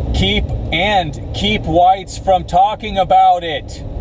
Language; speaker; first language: English; native; English